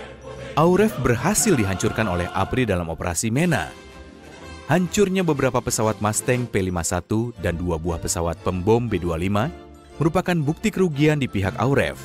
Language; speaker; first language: Indonesian; native; Indonesian